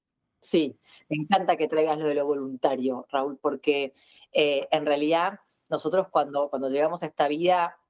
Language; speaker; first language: Spanish; native; Spanish